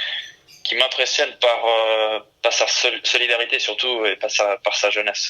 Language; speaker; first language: French; early bilingual, other home language; Portuguese